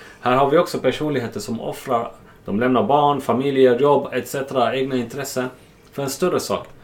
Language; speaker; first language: Swedish; non-native, fluent; Arabic